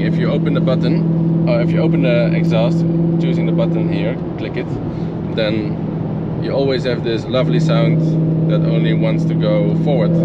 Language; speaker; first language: English; non-native, fluent; Dutch